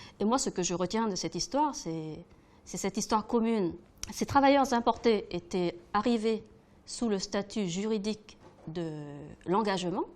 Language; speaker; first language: French; native; French